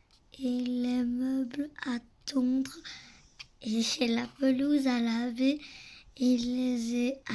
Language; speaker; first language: French; native; French